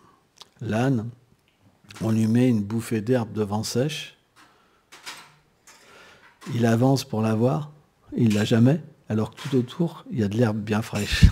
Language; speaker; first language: French; native; French